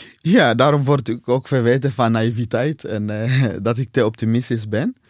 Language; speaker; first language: Dutch; non-native, fluent; Swahili